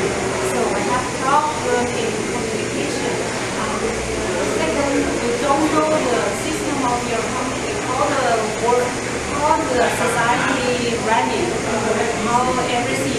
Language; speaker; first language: English; non-native, learner; Chinese